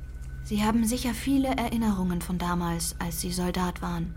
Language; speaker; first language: German; non-native, fluent; Persian